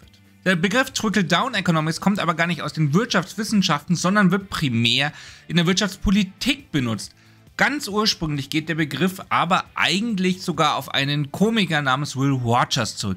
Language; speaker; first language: German; native; German